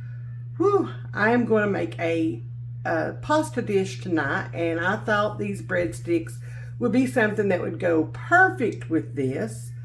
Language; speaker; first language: English; native; English